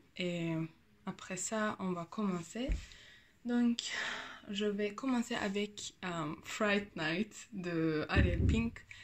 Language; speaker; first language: French; non-native, learner; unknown